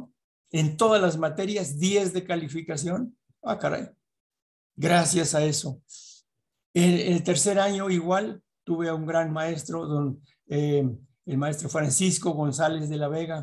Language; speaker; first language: Spanish; native; Spanish